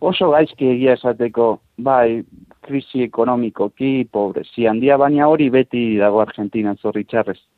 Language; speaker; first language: Basque; non-native, fluent; Spanish